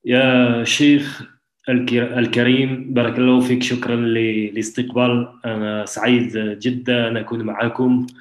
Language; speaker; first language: Arabic; non-native, learner; French